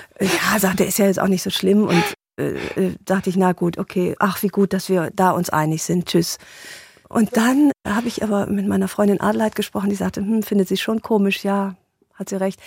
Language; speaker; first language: German; native; German